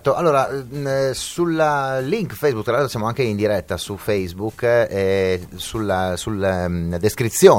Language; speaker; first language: Italian; native; Italian